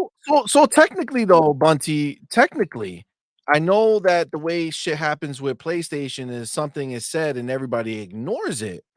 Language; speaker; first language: English; native; English